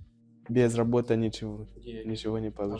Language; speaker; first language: Russian; non-native, learner; Nyanja